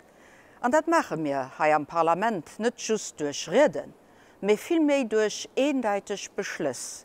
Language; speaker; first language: German; non-native, local second language; Luxembourgish